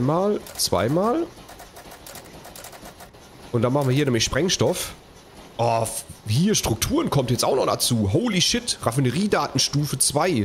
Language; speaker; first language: German; native; German